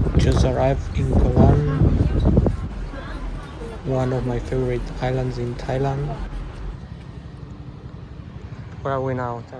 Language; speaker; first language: English; non-native, learner; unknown